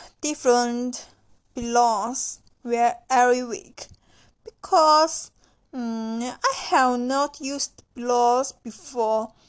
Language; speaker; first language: English; non-native, learner; Chinese